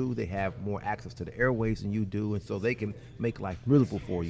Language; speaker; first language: English; native; English